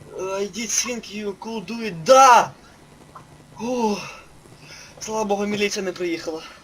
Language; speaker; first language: Ukrainian; native; Ukrainian